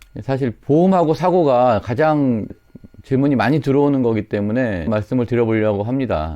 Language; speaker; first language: Korean; native; Korean